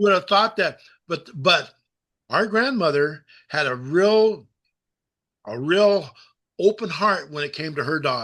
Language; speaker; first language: English; native; English